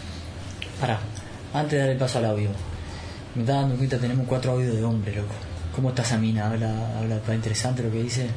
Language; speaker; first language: Spanish; native; Spanish